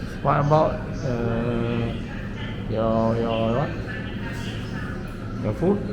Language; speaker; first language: English; non-native, local second language; Malay